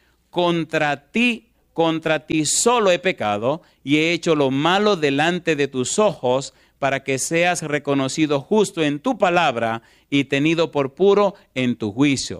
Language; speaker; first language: Spanish; native; Spanish